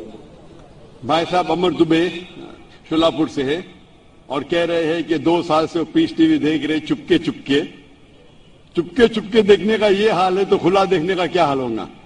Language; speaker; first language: Hindi; non-native, local second language; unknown